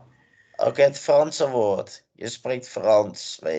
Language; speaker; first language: Dutch; non-native, fluent; English